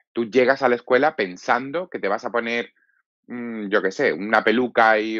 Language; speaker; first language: Spanish; native; Spanish